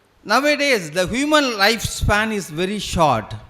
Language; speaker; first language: English; non-native, local second language; Tamil